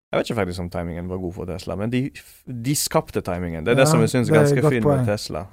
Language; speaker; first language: Norwegian; non-native, fluent; Hebrew